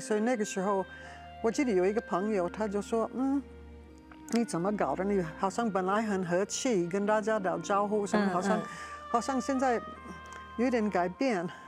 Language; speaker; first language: Chinese; non-native, fluent; English